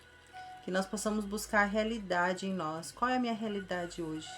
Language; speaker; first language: Portuguese; native; Portuguese